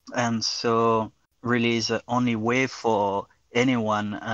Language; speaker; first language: English; non-native, fluent; French